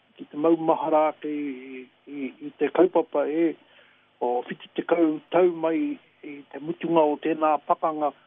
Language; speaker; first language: Māori; native; Māori